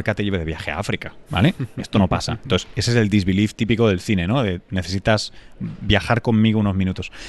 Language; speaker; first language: Spanish; native; Spanish